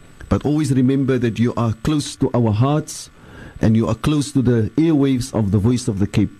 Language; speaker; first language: English; early bilingual, other home language; Afrikaans